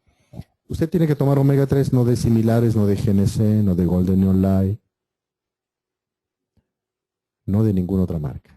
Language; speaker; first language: Spanish; native; Spanish